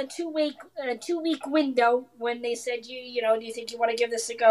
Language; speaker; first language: English; native; English